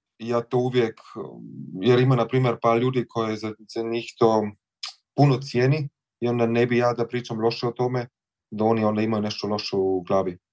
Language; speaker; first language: Serbian; early bilingual, heritage; Croatian